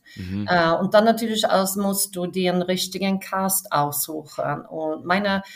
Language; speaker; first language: German; non-native, fluent; Swedish